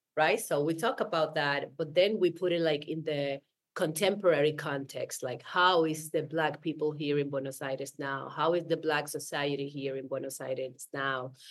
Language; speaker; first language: English; non-native, fluent; Spanish